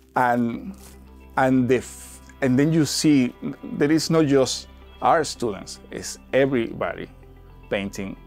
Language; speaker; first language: English; non-native, fluent; Spanish